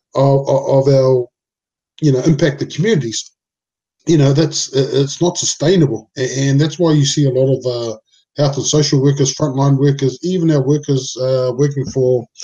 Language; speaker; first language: English; non-native, local second language; Samoan